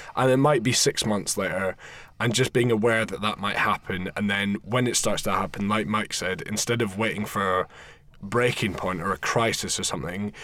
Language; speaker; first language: English; native; English